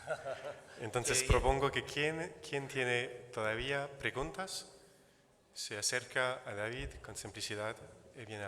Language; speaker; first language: Spanish; non-native, fluent; Italian